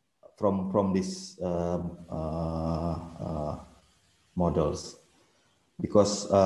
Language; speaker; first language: English; non-native, fluent; Indonesian